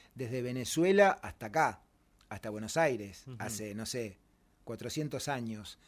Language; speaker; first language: Spanish; native; Spanish